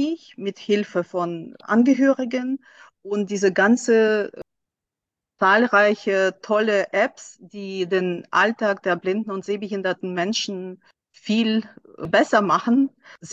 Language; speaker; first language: German; non-native, fluent; Russian